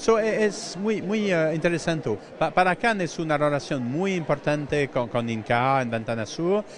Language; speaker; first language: Spanish; non-native, fluent; French